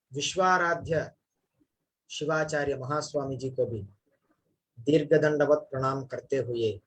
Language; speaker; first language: Hindi; non-native, local second language; Kannada